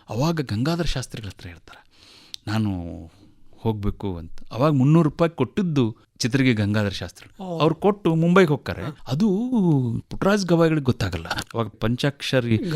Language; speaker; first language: Kannada; native; Kannada